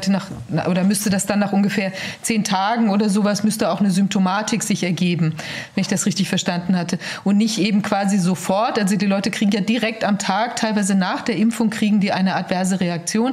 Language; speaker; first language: German; native; German